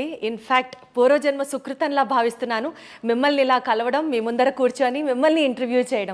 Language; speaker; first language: Telugu; native; Telugu